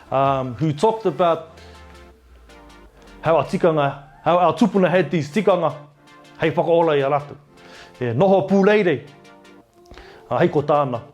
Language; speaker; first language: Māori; non-native, local second language; English